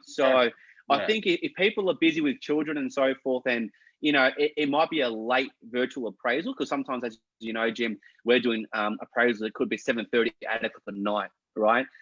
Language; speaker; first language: English; native; English